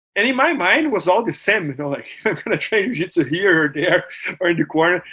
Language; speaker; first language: English; non-native, fluent; Portuguese